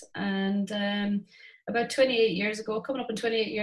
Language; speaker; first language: English; native; English